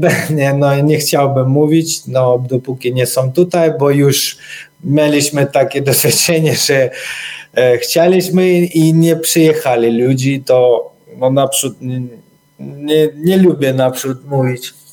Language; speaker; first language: Polish; non-native, learner; Ukrainian